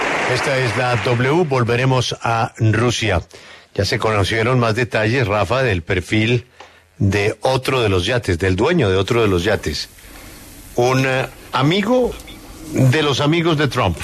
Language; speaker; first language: Spanish; native; Spanish